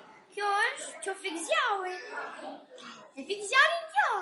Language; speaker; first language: Albanian; native; Albanian